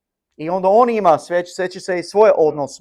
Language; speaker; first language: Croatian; non-native, learner; English